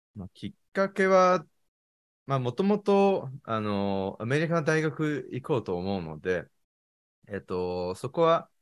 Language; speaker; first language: Japanese; non-native, fluent; Chinese